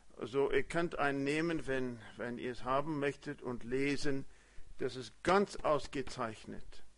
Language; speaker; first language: German; early bilingual, heritage; German